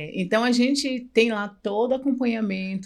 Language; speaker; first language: Portuguese; native; Portuguese